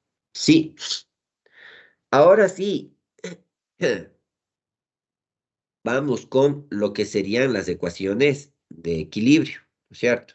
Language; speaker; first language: Spanish; native; Spanish